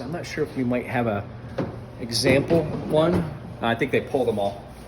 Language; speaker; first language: English; native; English